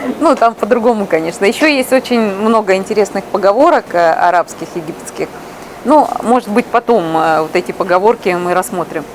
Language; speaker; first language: Russian; native; Russian